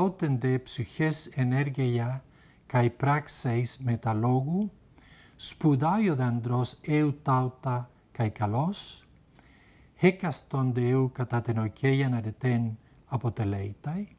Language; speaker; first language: Greek; non-native, fluent; Spanish